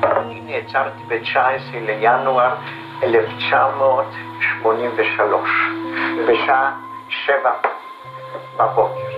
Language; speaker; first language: Hebrew; non-native, fluent; Polish